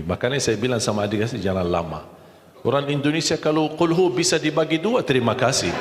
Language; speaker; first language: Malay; non-native, fluent; Arabic